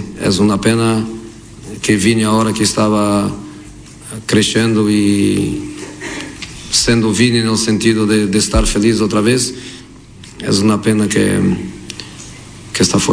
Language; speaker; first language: Spanish; non-native, fluent; Portuguese